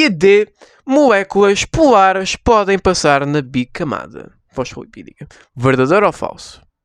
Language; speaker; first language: Portuguese; native; Portuguese